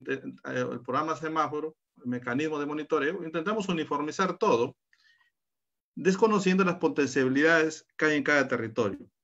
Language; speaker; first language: Spanish; native; Spanish